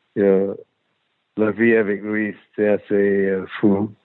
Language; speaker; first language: French; non-native, fluent; English